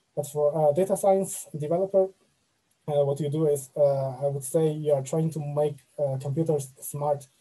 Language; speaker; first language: English; non-native, fluent; Chinese